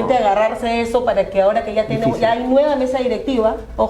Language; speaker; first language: Spanish; native; Spanish